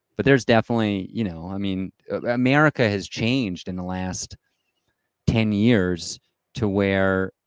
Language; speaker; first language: English; native; English